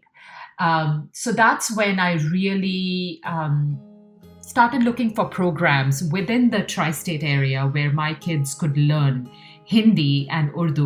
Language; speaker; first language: English; non-native, local second language; Hindi